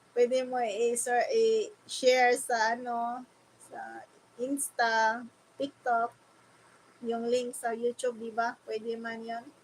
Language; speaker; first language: Filipino; non-native, local second language; Cebuano